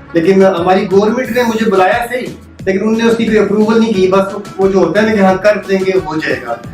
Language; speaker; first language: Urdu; non-native, local second language; Punjabi